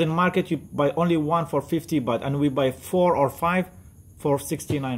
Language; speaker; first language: English; non-native, learner; French